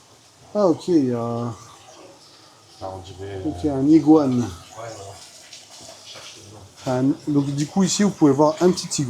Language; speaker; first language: French; native; French